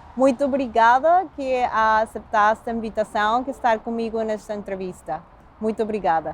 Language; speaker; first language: Portuguese; non-native, learner; Spanish